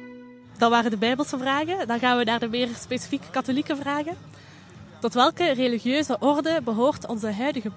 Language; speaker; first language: Dutch; native; Dutch